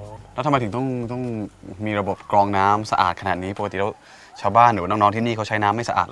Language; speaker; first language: Thai; native; Thai